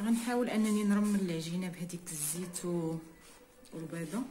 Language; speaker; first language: Arabic; native; Arabic